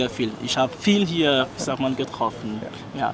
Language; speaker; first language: German; non-native, fluent; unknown